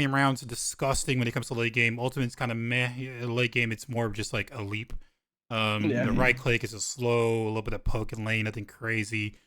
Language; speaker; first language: English; native; English